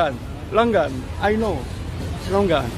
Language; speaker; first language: English; non-native, learner; Korean